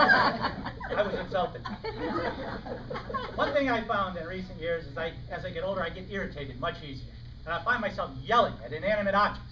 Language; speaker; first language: English; native; English